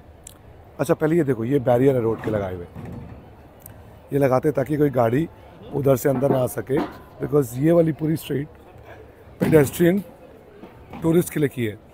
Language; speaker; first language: Hindi; native; Hindi